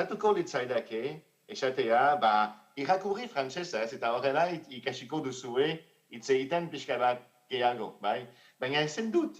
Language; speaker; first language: Basque; non-native, fluent; French